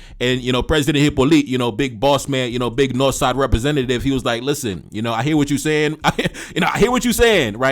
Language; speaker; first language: English; native; English